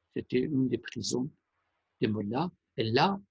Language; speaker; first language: French; non-native, fluent; Persian